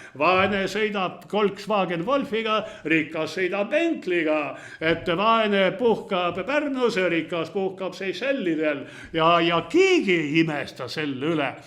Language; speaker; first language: Estonian; non-native, local second language; Russian